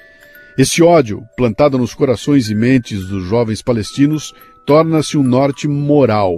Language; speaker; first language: Portuguese; native; Portuguese